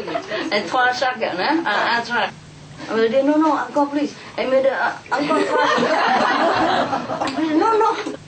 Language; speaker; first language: French; non-native, learner; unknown